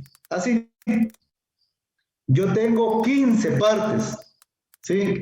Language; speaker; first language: Spanish; native; Spanish